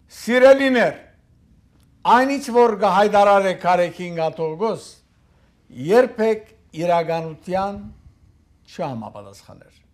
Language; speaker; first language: Armenian; early bilingual, heritage; Armenian